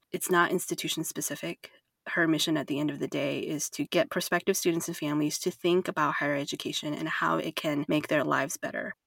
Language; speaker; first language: English; non-native, fluent; Chinese